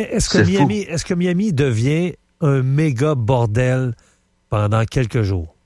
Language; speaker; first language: French; native; French